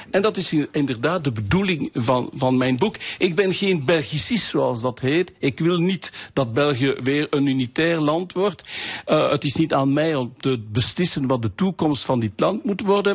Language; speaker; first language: Dutch; non-native, local second language; French